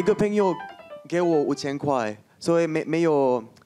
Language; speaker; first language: Chinese; non-native, learner; French